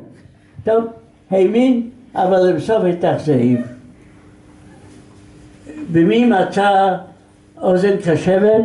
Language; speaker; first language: Hebrew; non-native, fluent; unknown